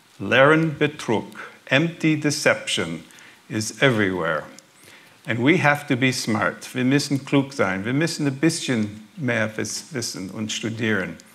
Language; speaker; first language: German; early bilingual, heritage; German